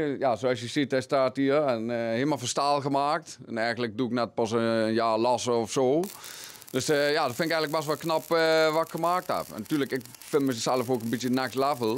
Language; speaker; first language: Dutch; native; Dutch